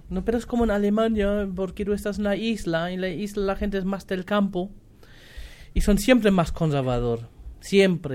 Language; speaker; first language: Spanish; non-native, fluent; German